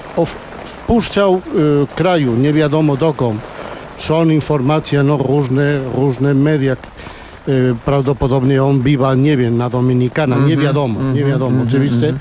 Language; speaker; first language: Polish; non-native, learner; Spanish